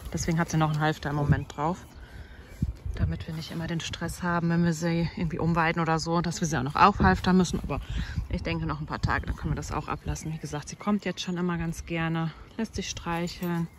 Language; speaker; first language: German; native; German